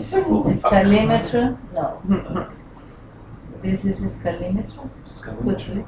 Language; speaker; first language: English; non-native, learner; Portuguese